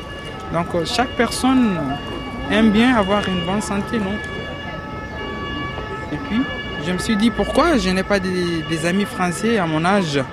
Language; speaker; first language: French; non-native, learner; Arabic